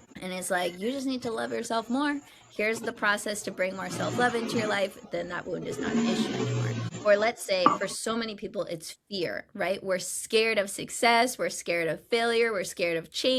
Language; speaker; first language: English; native; English